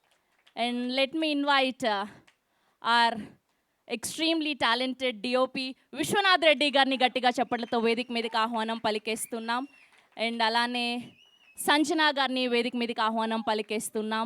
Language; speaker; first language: Telugu; native; Telugu